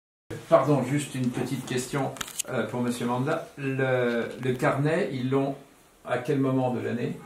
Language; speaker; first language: French; native; French